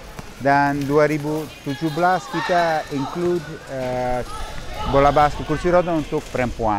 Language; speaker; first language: Indonesian; non-native, learner; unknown